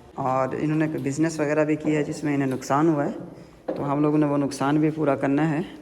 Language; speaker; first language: Urdu; non-native, local second language; Punjabi